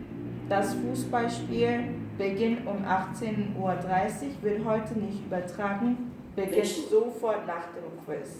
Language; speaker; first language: German; non-native, learner; Korean